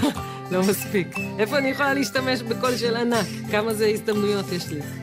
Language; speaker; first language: Hebrew; native; Hebrew